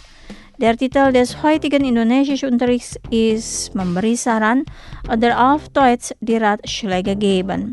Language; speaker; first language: German; non-native, fluent; Indonesian